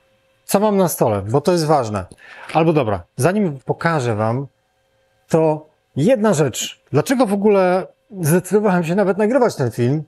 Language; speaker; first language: Polish; native; Polish